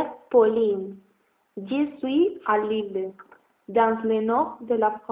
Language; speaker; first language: French; non-native, learner; Spanish